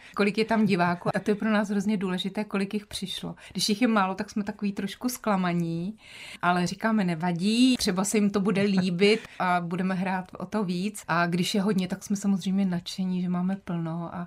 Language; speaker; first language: Czech; native; Czech